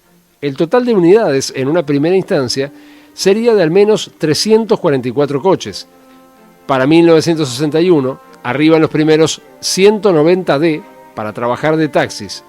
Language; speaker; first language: Spanish; native; Spanish